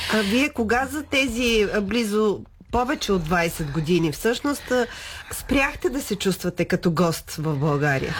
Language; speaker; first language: Bulgarian; native; Bulgarian